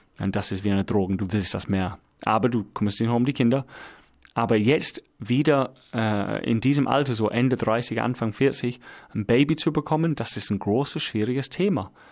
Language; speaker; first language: German; non-native, fluent; English